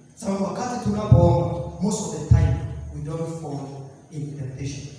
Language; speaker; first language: English; non-native, local second language; Swahili